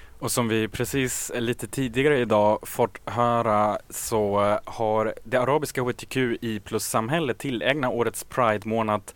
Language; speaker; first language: Swedish; native; Swedish